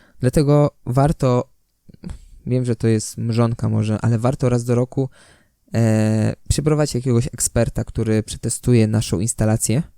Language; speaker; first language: Polish; native; Polish